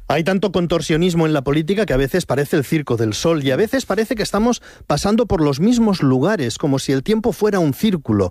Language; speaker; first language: Spanish; native; Spanish